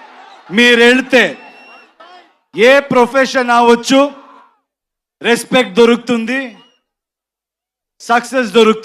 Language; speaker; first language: Telugu; non-native, local second language; Kannada